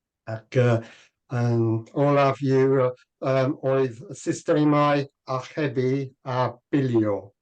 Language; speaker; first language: Welsh; non-native, learner; English